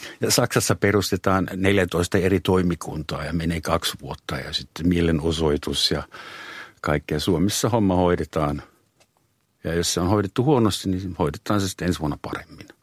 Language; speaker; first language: Finnish; non-native, fluent; German